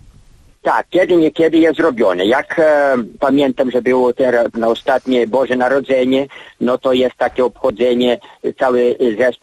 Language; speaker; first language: Polish; early bilingual, heritage; Polish